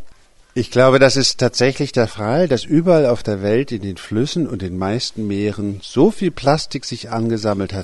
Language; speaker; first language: German; native; German